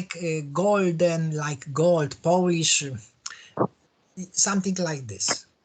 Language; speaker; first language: English; non-native, learner; Polish